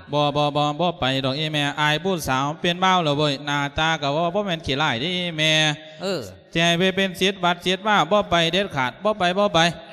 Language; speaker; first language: Lao; native; Lao